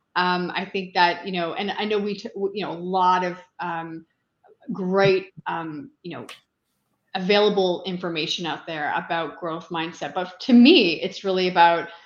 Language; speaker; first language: English; native; English